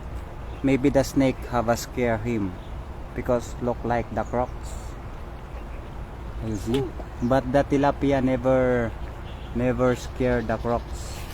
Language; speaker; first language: English; non-native, local second language; Filipino